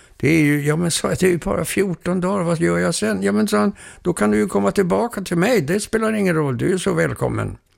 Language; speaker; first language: Swedish; native; Swedish